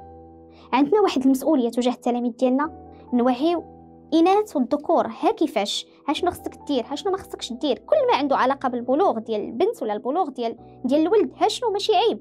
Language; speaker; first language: Arabic; native; Arabic